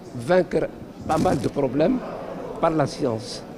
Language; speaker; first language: French; non-native, local second language; Arabic